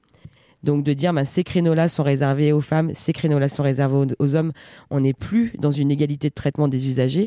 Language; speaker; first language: French; native; French